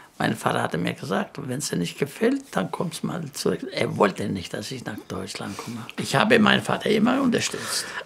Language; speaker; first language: German; non-native, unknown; Greek